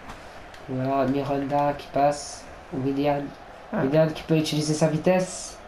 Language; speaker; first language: French; native; French